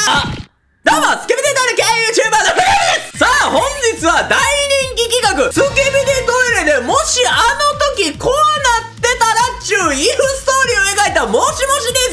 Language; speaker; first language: Japanese; native; Japanese